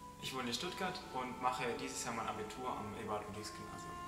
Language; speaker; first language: German; native; German